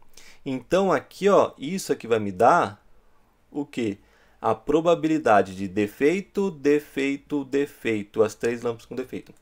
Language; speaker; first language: Portuguese; native; Portuguese